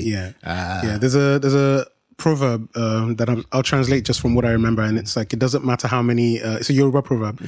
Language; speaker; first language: English; non-native, local second language; Yoruba